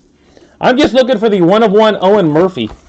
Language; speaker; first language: English; native; English